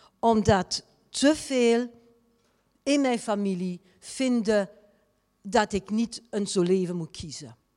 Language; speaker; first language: Dutch; non-native, fluent; French